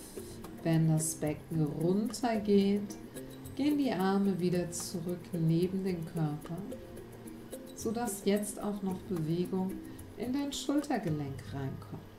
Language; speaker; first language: German; native; German